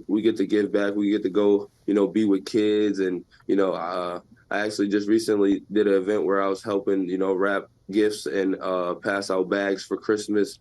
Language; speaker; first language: English; native; English